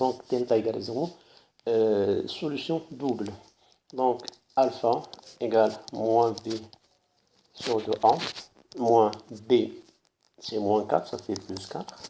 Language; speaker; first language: French; non-native, local second language; Arabic